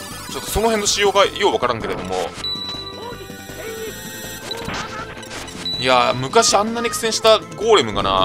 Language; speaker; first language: Japanese; native; Japanese